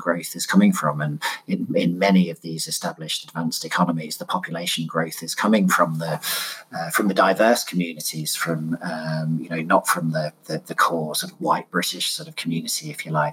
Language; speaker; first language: English; native; English